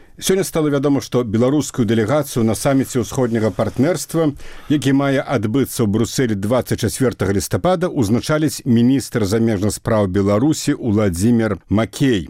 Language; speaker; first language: Belarusian; native; Belarusian